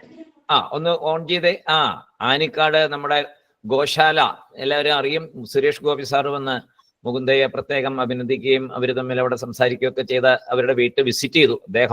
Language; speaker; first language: Malayalam; native; Malayalam